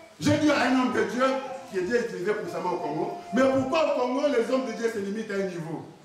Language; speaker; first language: French; non-native, local second language; Lingala